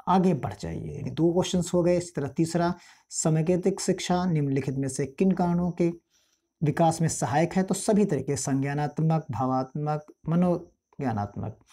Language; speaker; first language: Hindi; native; Hindi